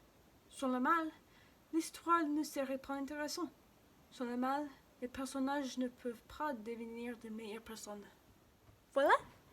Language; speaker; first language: French; non-native, learner; English